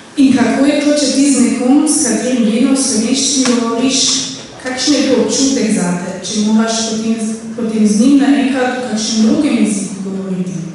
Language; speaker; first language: Slovenian; non-native, local second language; German